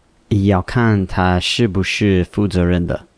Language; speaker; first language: Chinese; non-native, learner; English